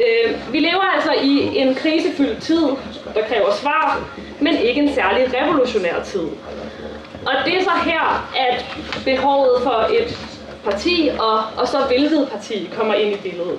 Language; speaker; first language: Danish; native; Danish